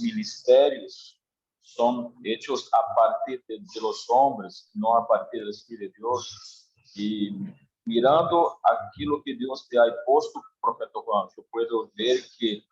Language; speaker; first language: Spanish; non-native, learner; Portuguese